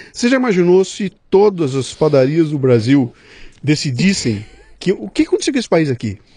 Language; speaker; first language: Portuguese; native; Portuguese